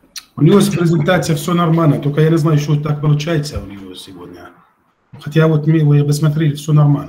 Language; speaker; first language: Russian; non-native, fluent; Arabic